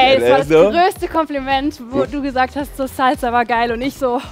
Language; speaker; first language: German; native; German